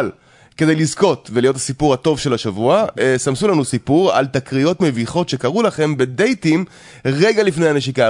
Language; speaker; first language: Hebrew; native; Hebrew